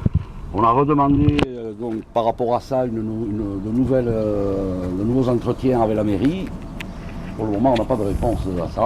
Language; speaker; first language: French; native; French